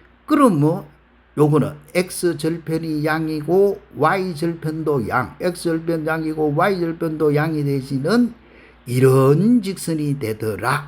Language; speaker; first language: Korean; native; Korean